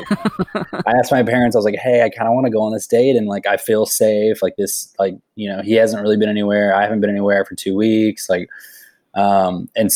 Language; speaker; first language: English; native; English